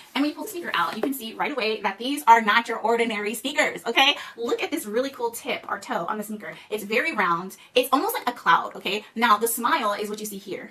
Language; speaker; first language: English; native; English